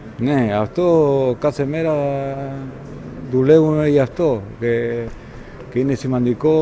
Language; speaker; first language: Greek; non-native, learner; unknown